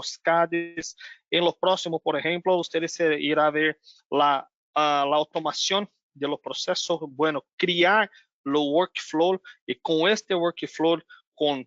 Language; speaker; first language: Spanish; non-native, learner; Portuguese